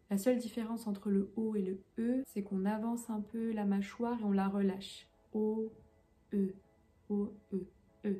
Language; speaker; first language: French; native; French